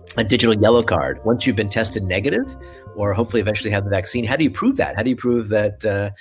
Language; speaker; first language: English; native; English